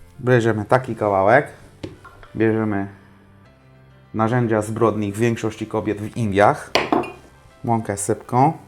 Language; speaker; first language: Polish; non-native, fluent; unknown